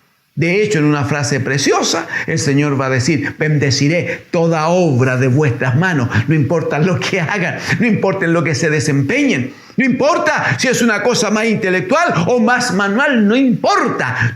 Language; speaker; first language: Spanish; native; Spanish